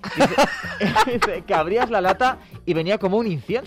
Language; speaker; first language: Spanish; native; Spanish